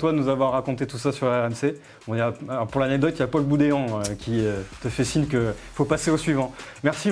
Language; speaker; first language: French; native; French